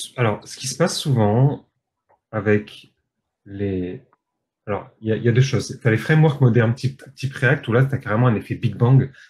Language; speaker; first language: French; native; French